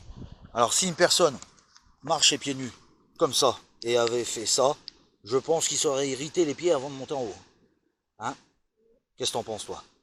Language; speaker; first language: French; native; French